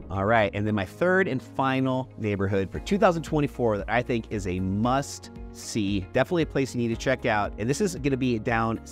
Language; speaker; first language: English; native; English